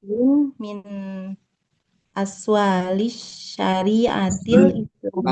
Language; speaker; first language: Arabic; non-native, learner; Indonesian